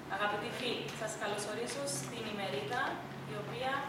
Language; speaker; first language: Greek; native; Greek